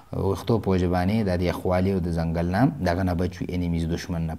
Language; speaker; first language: Urdu; non-native, local second language; Pashto